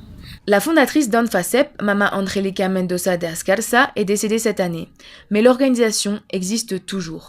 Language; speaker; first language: French; native; French